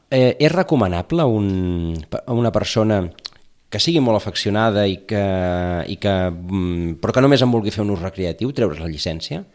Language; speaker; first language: Catalan; native; Catalan